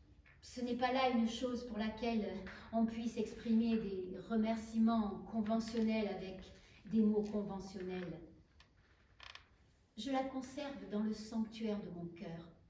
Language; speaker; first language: French; native; French